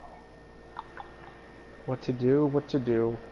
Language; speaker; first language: English; native; English